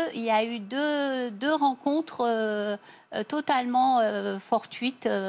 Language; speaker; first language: French; native; French